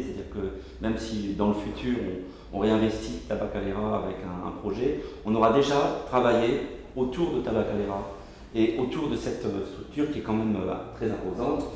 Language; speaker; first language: French; native; French